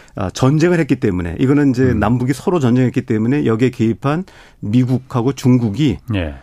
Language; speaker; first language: Korean; native; Korean